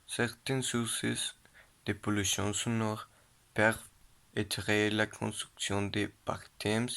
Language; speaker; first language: French; non-native, learner; Spanish